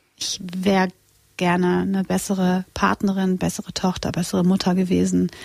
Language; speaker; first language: German; early bilingual, other home language; Croatian